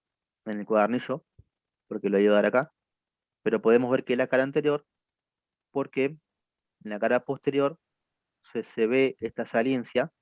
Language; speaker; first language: Spanish; native; Spanish